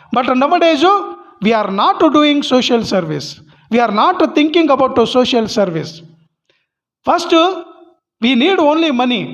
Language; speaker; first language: English; non-native, local second language; Hindi